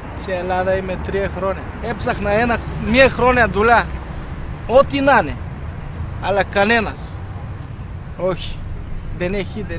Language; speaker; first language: Greek; non-native, learner; Bulgarian